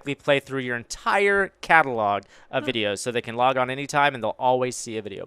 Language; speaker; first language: English; native; English